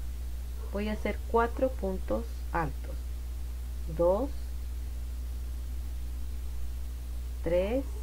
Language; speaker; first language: Spanish; native; Spanish